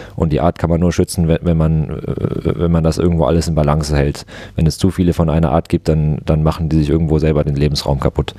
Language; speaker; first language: German; native; German